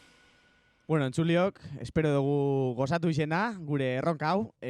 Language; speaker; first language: Basque; native; Basque